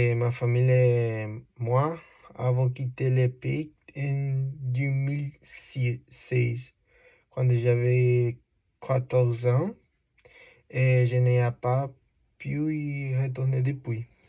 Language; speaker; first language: French; non-native, learner; Spanish